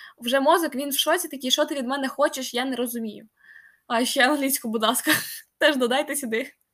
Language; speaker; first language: Ukrainian; non-native, local second language; Russian